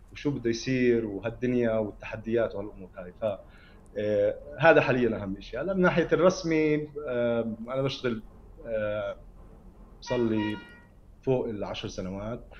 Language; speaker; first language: Arabic; native; Arabic